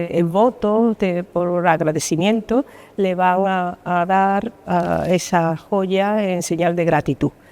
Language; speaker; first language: Spanish; native; Spanish